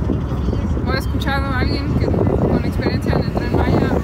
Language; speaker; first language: Spanish; non-native, fluent; German